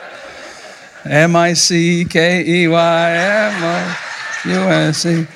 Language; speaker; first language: English; native; English